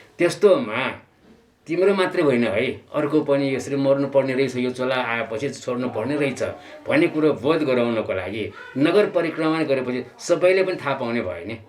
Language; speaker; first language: Nepali; non-native, local second language; Newari